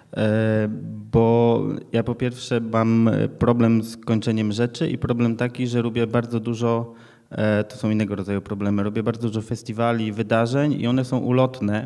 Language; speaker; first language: Polish; native; Polish